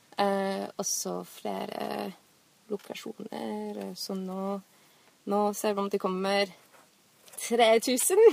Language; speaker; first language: Norwegian; non-native, fluent; English